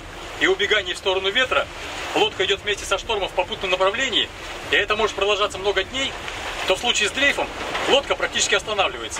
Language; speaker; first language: Russian; native; Russian